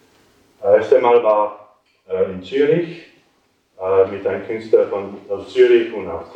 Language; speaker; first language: German; non-native, local second language; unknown